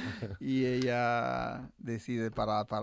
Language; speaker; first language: Spanish; non-native, fluent; Italian